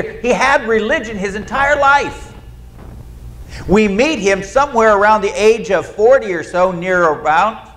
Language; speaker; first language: English; native; English